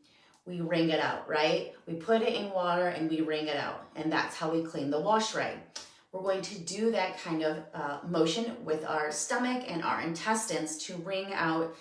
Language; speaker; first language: English; native; English